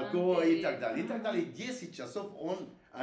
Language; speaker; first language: Russian; non-native, learner; Hungarian